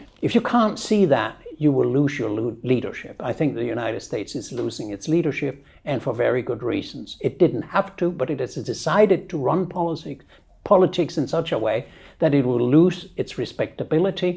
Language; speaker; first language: English; non-native, fluent; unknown